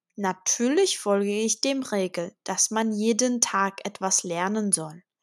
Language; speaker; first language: German; non-native, fluent; Czech